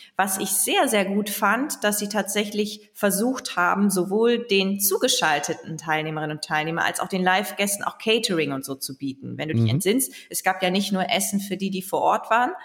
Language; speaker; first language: German; native; German